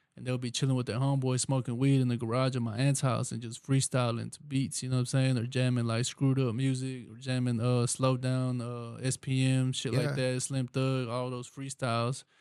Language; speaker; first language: English; early bilingual, other home language; Spanish